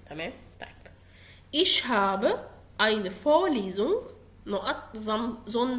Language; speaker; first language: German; non-native, fluent; Arabic